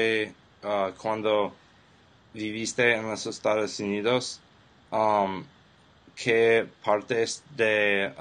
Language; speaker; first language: Spanish; non-native, learner; English